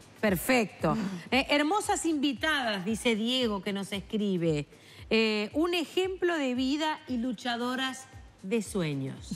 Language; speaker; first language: Spanish; native; Spanish